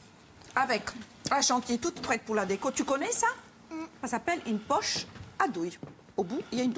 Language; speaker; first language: French; native; French